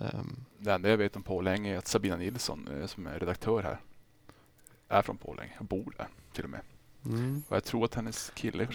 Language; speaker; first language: Swedish; native; Swedish